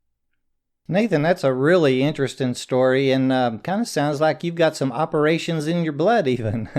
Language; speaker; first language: English; native; English